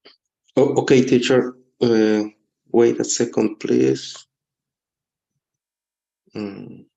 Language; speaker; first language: English; non-native, learner; Spanish